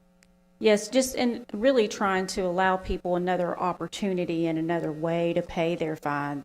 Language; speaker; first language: English; native; English